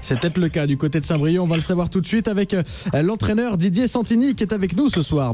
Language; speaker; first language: French; native; French